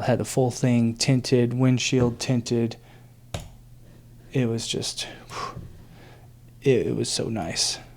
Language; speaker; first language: English; native; English